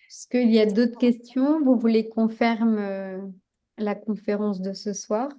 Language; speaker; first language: French; native; French